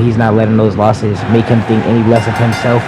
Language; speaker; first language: English; native; English